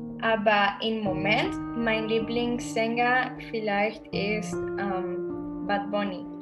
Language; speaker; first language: German; non-native, learner; Spanish